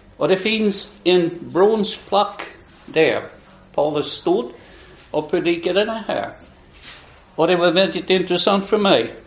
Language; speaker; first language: Swedish; non-native, fluent; English